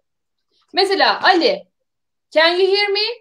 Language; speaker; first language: English; non-native, fluent; Turkish